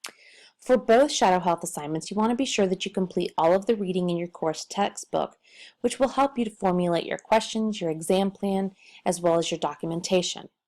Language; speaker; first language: English; native; English